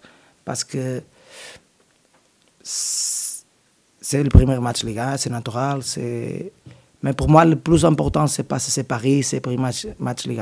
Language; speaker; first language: French; non-native, learner; Portuguese